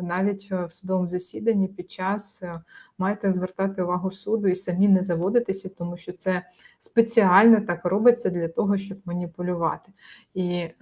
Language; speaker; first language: Ukrainian; native; Ukrainian